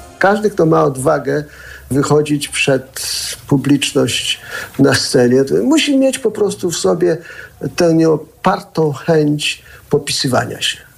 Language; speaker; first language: Polish; early bilingual, heritage; Polish